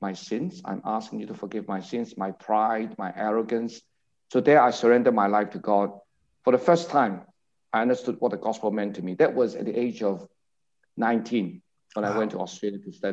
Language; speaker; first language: English; non-native, local second language; Cantonese